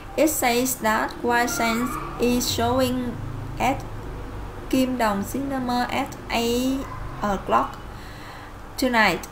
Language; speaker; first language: English; non-native, fluent; Vietnamese